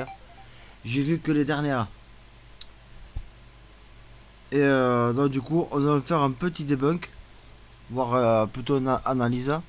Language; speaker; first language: French; native; French